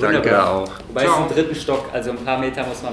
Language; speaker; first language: German; native; German